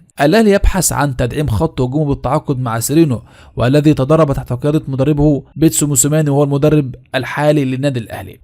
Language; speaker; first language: Arabic; native; Arabic